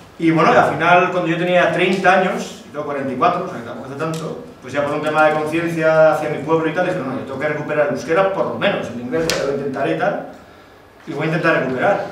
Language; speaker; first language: Spanish; early bilingual, other home language; Basque